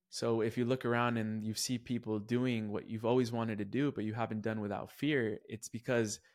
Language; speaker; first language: English; native; English